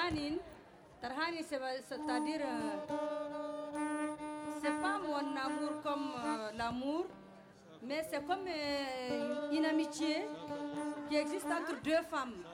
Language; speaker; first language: French; non-native, local second language; Tamasheq